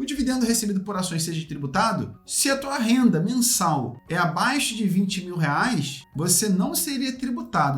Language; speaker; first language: Portuguese; native; Portuguese